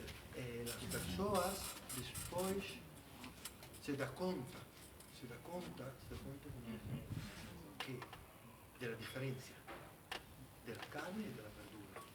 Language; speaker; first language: Spanish; non-native, learner; Italian